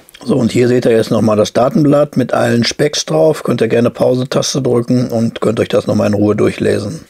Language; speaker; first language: German; native; German